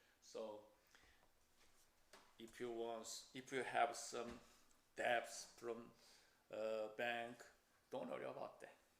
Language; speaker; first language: English; non-native, fluent; Korean